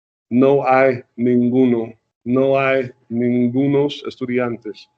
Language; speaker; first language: Spanish; non-native, fluent; English